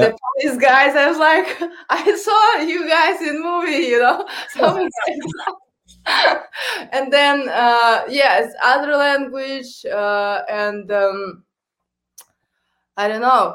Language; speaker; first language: English; non-native, learner; Kazakh